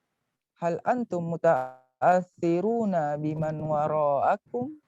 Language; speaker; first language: Arabic; non-native, learner; Indonesian